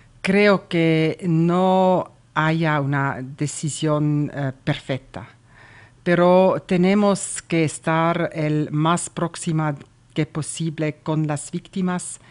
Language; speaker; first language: Spanish; non-native, learner; German